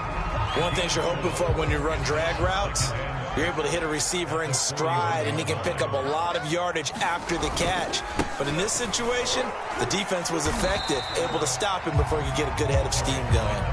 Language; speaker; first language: English; native; English